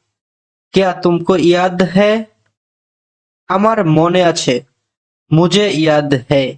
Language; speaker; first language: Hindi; non-native, fluent; Bangla